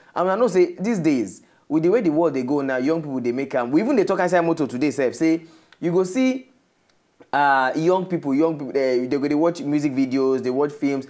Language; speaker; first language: Nigerian Pidgin; native; Nigerian Pidgin